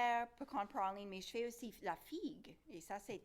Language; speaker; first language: French; non-native, local second language; English